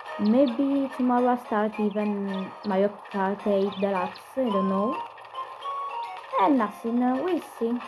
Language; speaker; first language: English; non-native, learner; Italian